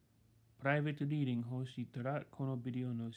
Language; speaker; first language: Japanese; non-native, learner; English